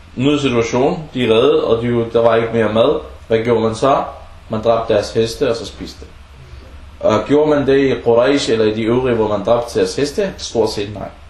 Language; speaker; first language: Danish; early bilingual, other home language; Arabic